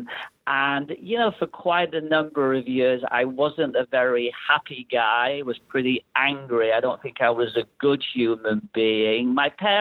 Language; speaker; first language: English; native; English